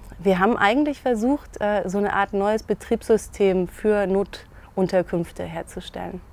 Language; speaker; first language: German; native; German